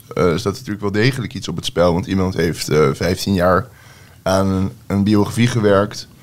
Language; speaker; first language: Dutch; non-native, fluent; Turkish